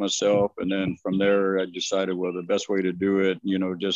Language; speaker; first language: English; native; English